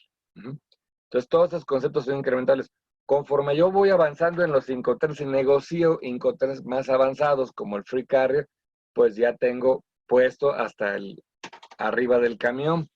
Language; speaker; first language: Spanish; native; Spanish